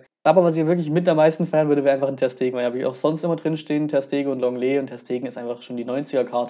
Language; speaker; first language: German; native; German